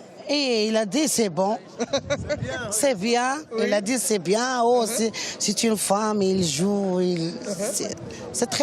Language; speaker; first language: French; non-native, learner; Arabic